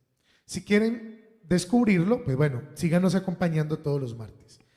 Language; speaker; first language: Spanish; native; Spanish